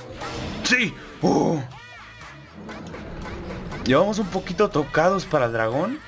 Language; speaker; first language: Spanish; native; Spanish